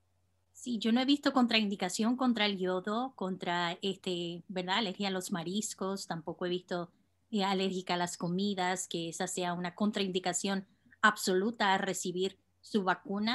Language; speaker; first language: Spanish; native; Spanish